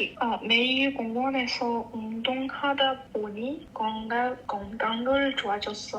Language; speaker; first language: Korean; non-native, learner; English